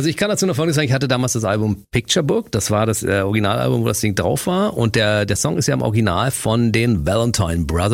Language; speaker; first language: German; native; German